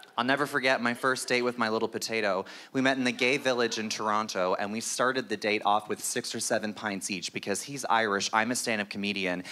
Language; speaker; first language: English; native; English